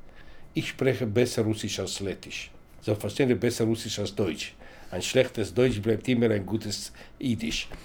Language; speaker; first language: German; non-native, learner; Russian